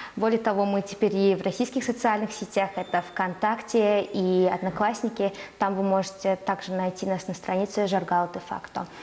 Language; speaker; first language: Russian; non-native, fluent; Mongolian